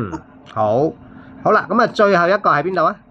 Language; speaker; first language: Cantonese; native; Cantonese